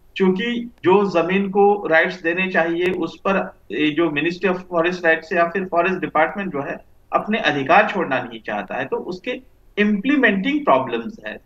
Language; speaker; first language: Hindi; non-native, local second language; Marathi